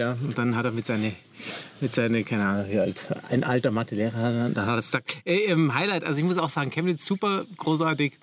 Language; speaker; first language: German; native; German